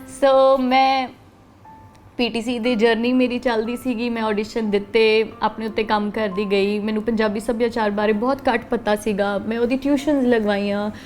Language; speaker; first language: Punjabi; native; Punjabi